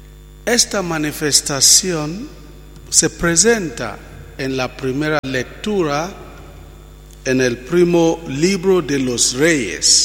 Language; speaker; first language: Spanish; non-native, fluent; Italian